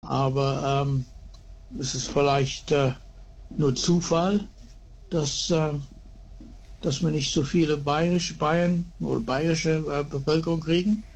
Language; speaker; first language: German; early bilingual, heritage; German